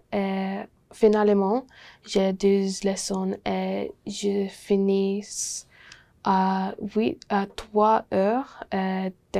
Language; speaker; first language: French; non-native, learner; English